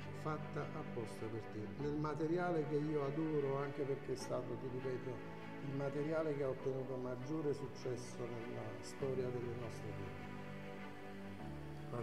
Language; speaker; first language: Italian; native; Italian